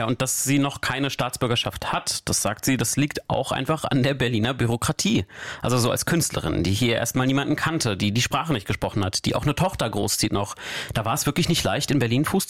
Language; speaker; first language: German; native; German